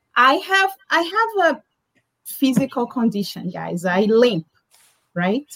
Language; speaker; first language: English; non-native, fluent; Portuguese